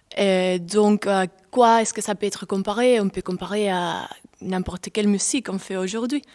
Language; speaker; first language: French; non-native, fluent; Spanish